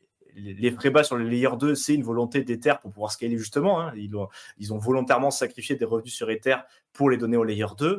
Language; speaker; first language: French; native; French